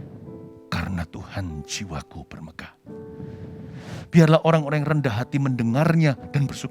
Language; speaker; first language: Indonesian; native; Indonesian